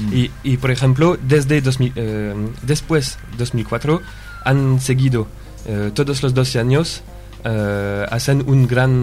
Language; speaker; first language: Spanish; non-native, fluent; French